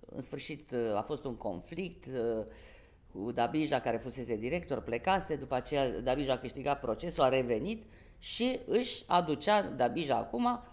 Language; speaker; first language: Romanian; native; Romanian